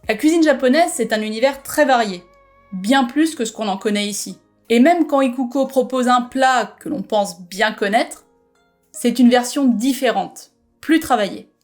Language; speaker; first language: French; native; French